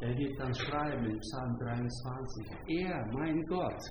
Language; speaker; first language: German; non-native, fluent; Hungarian